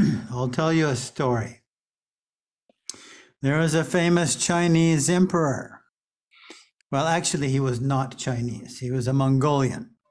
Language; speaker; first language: English; native; English